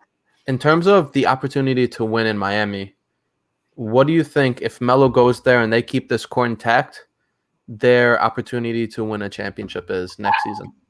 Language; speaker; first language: English; native; English